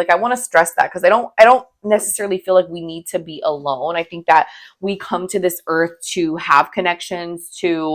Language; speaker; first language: English; native; English